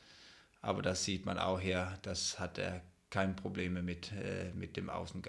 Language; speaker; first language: German; non-native, fluent; Danish